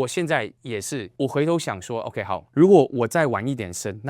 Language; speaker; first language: Chinese; native; Chinese